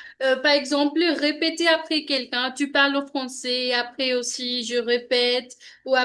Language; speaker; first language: French; non-native, learner; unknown